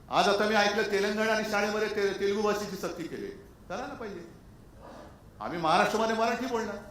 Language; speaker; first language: Marathi; native; Marathi